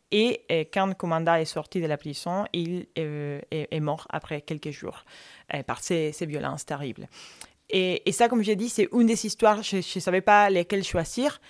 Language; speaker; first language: French; non-native, fluent; Spanish